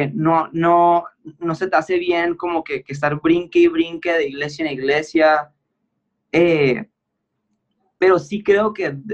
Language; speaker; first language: Spanish; native; Spanish